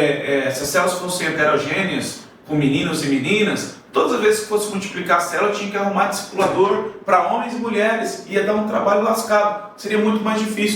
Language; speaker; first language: Portuguese; native; Portuguese